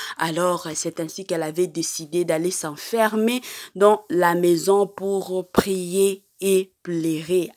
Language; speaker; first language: French; non-native, local second language; Lingala